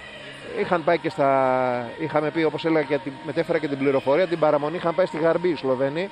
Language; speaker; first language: Greek; native; Greek